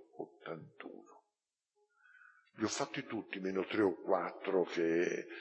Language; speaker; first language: Italian; native; Italian